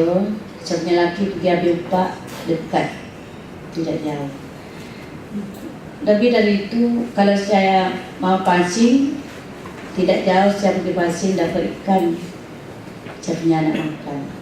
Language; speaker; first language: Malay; non-native, local second language; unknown